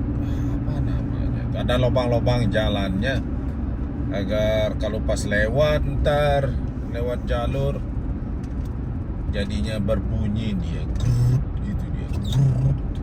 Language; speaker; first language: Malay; non-native, local second language; Balinese